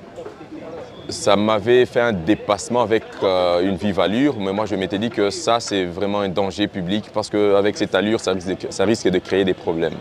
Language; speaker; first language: French; non-native, local second language; Swahili